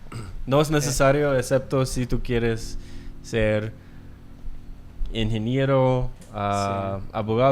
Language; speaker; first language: Spanish; non-native, learner; English